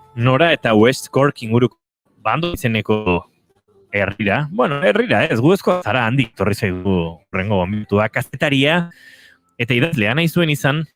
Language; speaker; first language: Basque; native; Basque